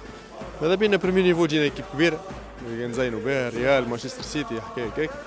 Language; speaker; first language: Arabic; native; Arabic